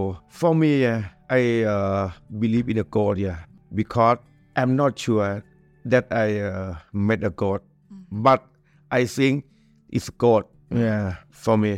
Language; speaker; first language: English; non-native, learner; Thai